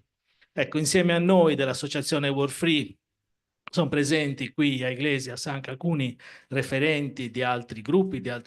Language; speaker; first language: Italian; native; Italian